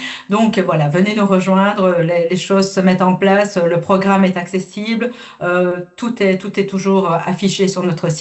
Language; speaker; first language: French; native; French